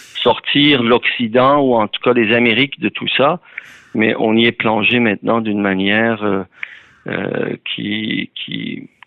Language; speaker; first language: French; early bilingual, other home language; Persian